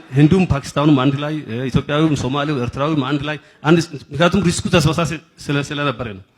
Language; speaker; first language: Amharic; non-native, local second language; Somali